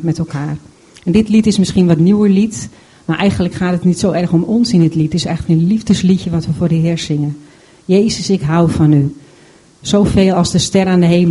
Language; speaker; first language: Dutch; native; Dutch